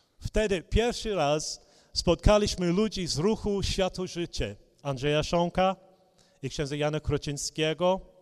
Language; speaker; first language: Polish; non-native, fluent; English